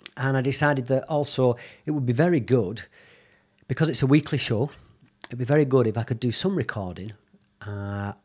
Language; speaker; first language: English; native; English